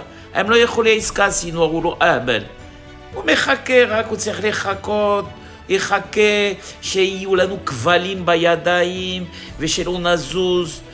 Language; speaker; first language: Hebrew; non-native, fluent; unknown